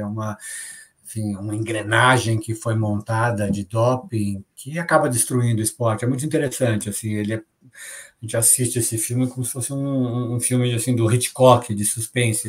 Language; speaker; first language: Portuguese; native; Portuguese